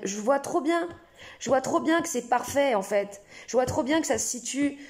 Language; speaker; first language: French; native; French